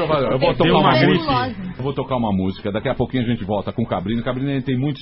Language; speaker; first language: Portuguese; native; Portuguese